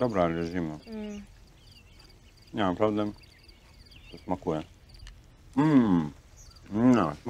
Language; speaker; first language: Polish; non-native, learner; Russian